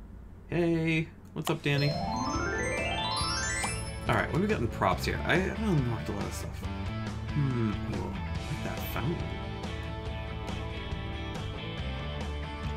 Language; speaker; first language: English; native; English